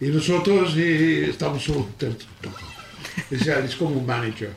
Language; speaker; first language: Spanish; non-native, learner; English